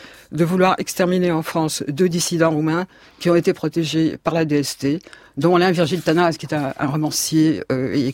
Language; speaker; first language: French; native; French